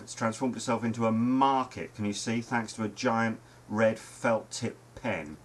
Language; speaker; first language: English; native; English